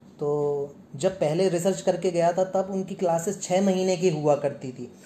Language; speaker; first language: Hindi; native; Hindi